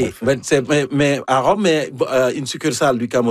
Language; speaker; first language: French; native; French